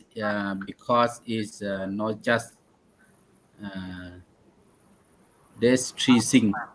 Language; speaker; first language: English; non-native, learner; Thai